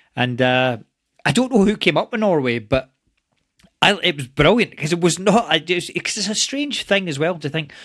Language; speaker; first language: English; native; English